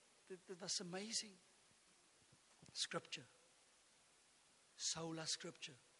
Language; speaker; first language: English; non-native, local second language; Afrikaans